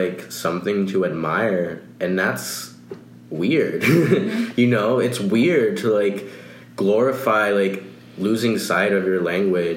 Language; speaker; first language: English; early bilingual, other home language; Spanish